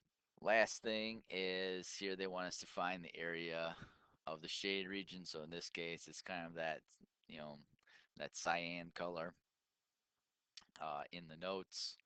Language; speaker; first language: English; native; English